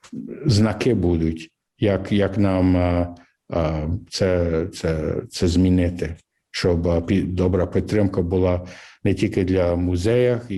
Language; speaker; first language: Ukrainian; early bilingual, heritage; English